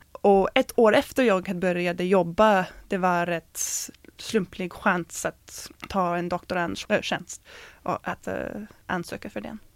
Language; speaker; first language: Swedish; non-native, fluent; English